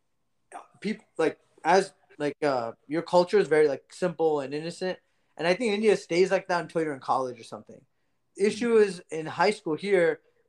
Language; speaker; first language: English; early bilingual, other home language; Gujarati